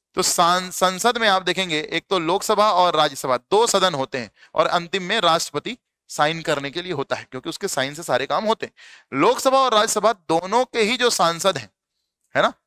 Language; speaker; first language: Hindi; native; Hindi